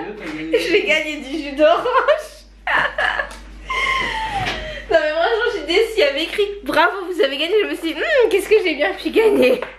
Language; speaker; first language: French; native; French